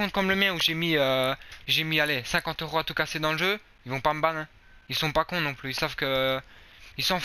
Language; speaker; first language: French; native; French